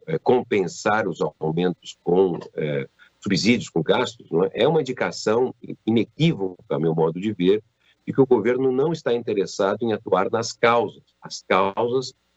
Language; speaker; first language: Portuguese; native; Portuguese